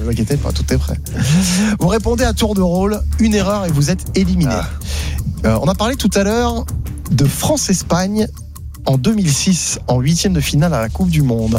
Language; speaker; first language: French; native; French